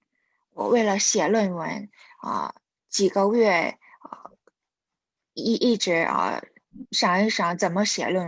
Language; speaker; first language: Chinese; non-native, fluent; Korean